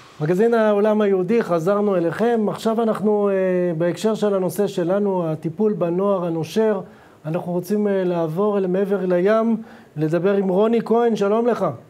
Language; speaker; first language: Hebrew; native; Hebrew